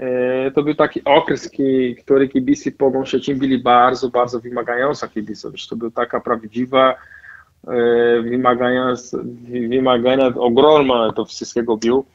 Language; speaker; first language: Polish; non-native, fluent; Portuguese